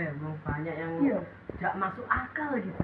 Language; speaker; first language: Indonesian; native; Indonesian